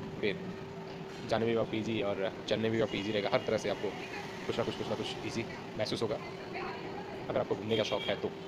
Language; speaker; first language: Hindi; non-native, local second language; Bangla